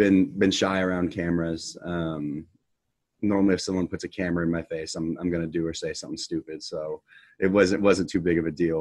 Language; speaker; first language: English; native; English